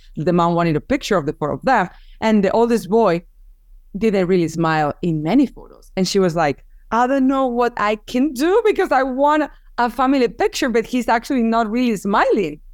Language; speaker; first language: English; non-native, fluent; Spanish